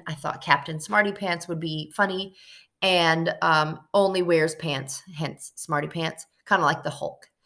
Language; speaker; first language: English; native; English